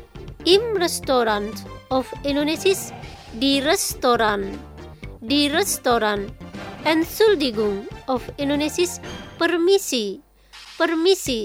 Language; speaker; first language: German; non-native, fluent; Indonesian